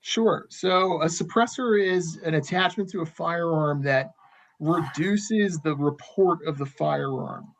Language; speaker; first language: English; native; English